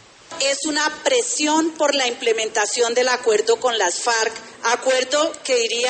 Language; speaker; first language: Spanish; native; Spanish